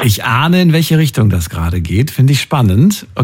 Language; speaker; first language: German; native; German